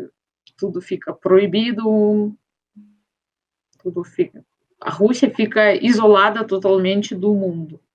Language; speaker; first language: Portuguese; non-native, fluent; Russian